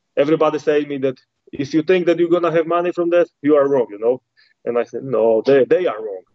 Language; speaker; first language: English; non-native, learner; Polish